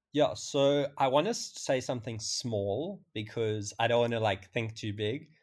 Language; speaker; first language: English; native; English